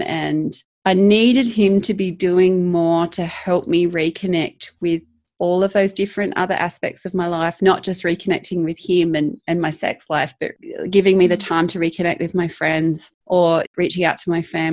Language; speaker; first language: English; native; English